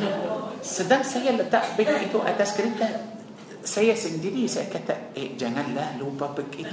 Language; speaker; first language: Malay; non-native, fluent; Arabic